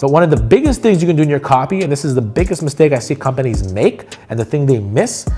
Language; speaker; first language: English; native; English